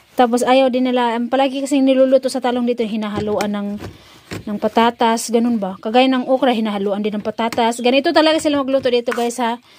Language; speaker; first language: Filipino; non-native, local second language; Cebuano